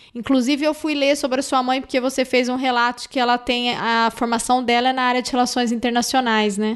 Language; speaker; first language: Portuguese; native; Portuguese